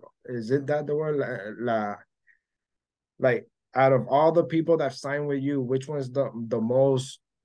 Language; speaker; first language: English; non-native, local second language; Spanish